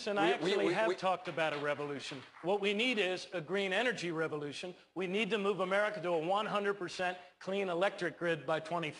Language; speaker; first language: English; native; English